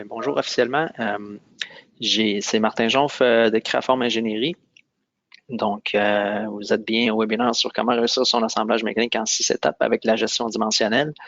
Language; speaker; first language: French; native; French